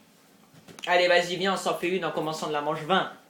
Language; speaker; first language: French; native; French